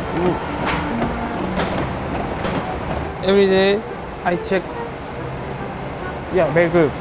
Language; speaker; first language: English; non-native, learner; Japanese